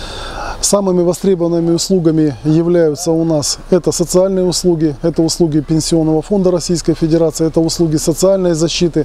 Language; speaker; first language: Russian; native; Russian